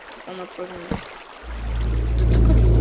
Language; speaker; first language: Bulgarian; native; Bulgarian